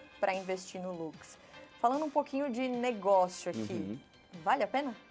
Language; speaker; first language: Portuguese; native; Portuguese